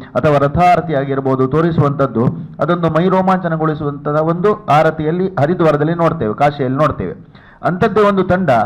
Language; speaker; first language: Kannada; non-native, local second language; Konkani